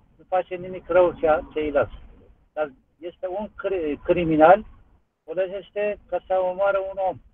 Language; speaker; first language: Romanian; non-native, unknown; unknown